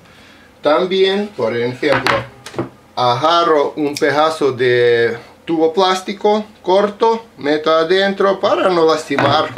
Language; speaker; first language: Spanish; non-native, learner; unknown